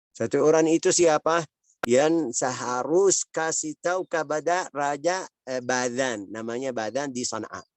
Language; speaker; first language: Indonesian; non-native, learner; Arabic